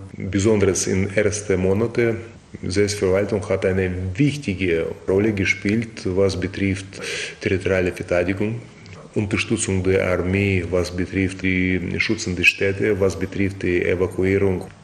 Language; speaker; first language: German; non-native, fluent; Russian